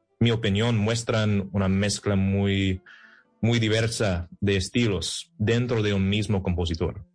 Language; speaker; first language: Spanish; non-native, fluent; English